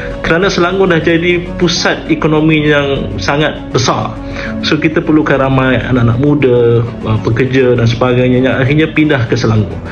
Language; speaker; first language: Malay; native; Malay